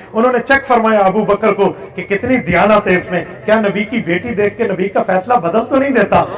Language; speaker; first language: Urdu; non-native, local second language; Saraiki